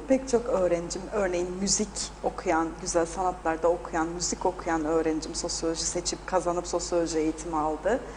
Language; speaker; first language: Turkish; native; Turkish